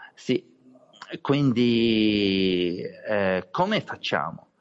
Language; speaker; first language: Italian; non-native, learner; Arabic